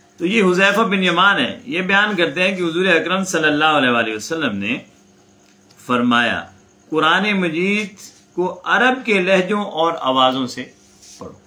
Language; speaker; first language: Urdu; non-native, local second language; Punjabi